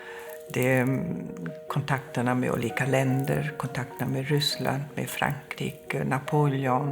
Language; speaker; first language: Swedish; non-native, fluent; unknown